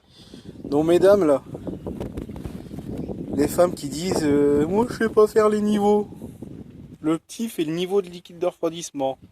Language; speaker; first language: French; native; French